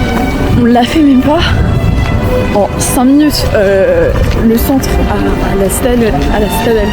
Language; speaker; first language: French; native; French